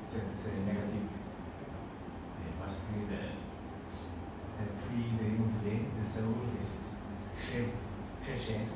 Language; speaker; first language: French; non-native, learner; Korean